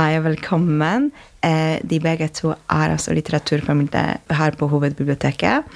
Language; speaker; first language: Norwegian; non-native, fluent; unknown